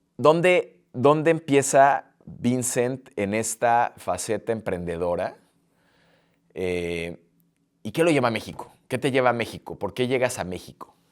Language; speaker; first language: Spanish; native; Spanish